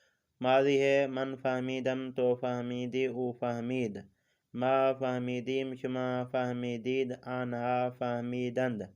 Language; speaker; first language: Persian; non-native, learner; Urdu